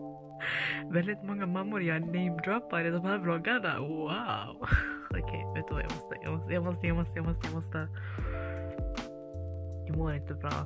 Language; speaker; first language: Swedish; early bilingual, other home language; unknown